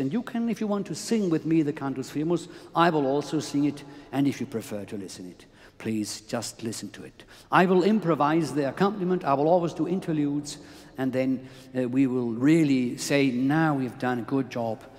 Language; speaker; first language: English; non-native, fluent; German